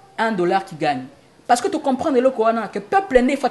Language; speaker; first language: French; non-native, local second language; Lingala